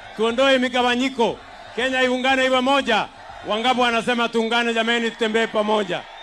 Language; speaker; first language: Swahili; non-native, local second language; Kalenjin